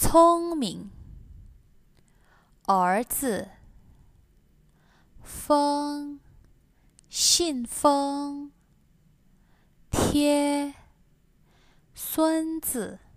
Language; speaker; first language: Chinese; non-native, fluent; Indonesian